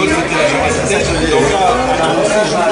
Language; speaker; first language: French; native; French